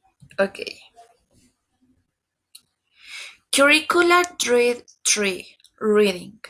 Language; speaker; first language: English; non-native, learner; Spanish